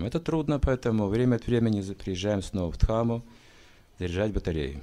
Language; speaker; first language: Russian; native; Russian